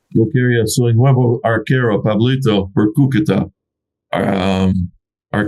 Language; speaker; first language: Spanish; non-native, learner; English